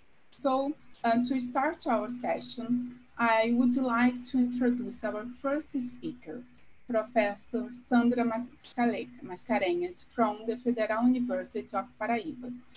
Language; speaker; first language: English; non-native, fluent; Portuguese